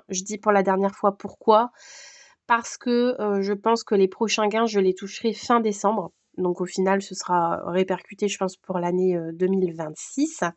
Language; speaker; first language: French; native; French